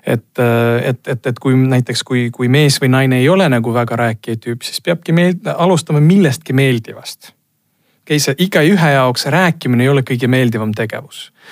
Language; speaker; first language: Estonian; non-native, local second language; Russian